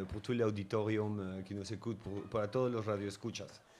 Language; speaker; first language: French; non-native, fluent; Spanish